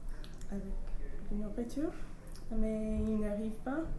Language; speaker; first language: French; non-native, learner; English